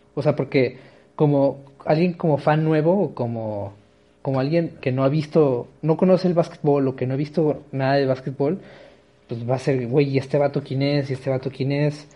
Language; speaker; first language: Spanish; native; Spanish